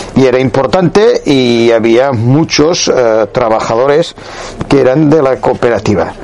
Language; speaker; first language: Spanish; non-native, local second language; Catalan